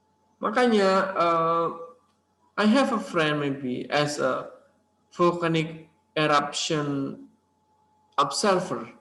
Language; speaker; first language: English; non-native, learner; Indonesian